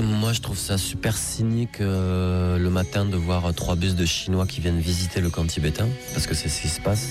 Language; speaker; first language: French; native; French